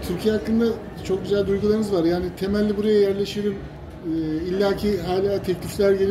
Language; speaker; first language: Turkish; native; Turkish